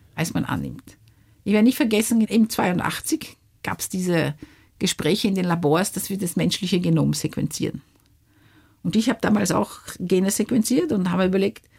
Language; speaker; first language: German; early bilingual, heritage; Luxembourgish